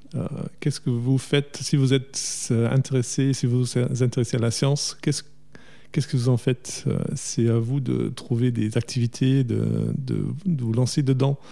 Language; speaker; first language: French; non-native, fluent; German